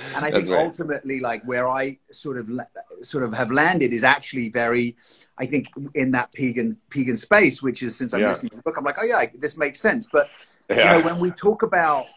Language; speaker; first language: English; native; English